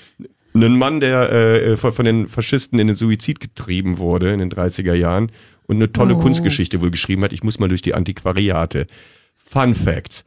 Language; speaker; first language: German; native; German